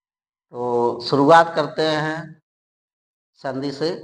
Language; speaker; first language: Hindi; native; Hindi